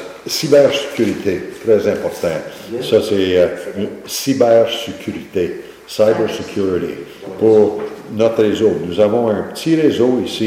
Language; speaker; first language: French; native; French